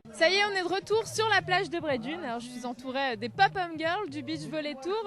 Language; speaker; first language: French; native; French